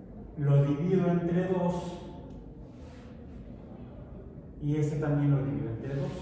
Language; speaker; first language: Spanish; native; Spanish